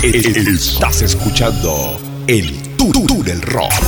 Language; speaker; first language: Spanish; native; Spanish